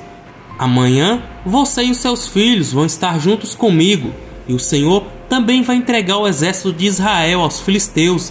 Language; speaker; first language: Portuguese; native; Portuguese